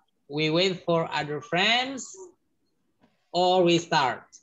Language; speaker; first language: English; non-native, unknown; Indonesian